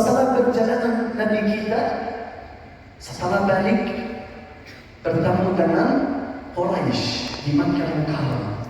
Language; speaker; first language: Indonesian; non-native, fluent; Arabic